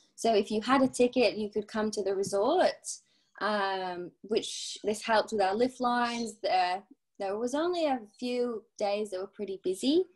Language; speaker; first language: English; native; English